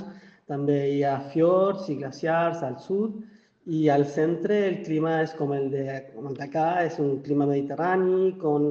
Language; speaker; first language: Catalan; non-native, fluent; Spanish